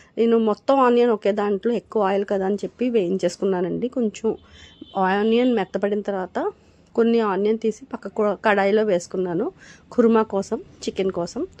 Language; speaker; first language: Telugu; non-native, local second language; Urdu